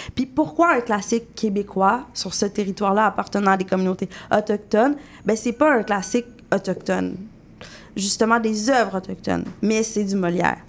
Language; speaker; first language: French; native; French